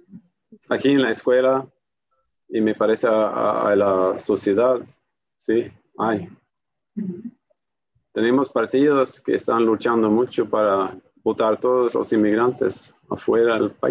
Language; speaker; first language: Spanish; non-native, fluent; Swedish